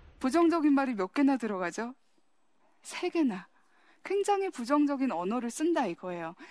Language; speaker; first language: Korean; early bilingual, heritage; Korean